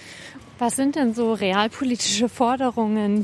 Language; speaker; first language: German; native; German